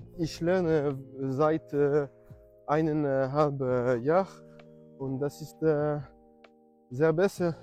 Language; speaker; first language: German; non-native, learner; French